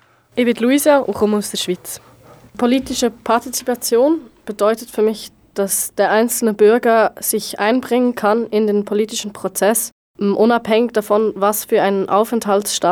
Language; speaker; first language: German; native; German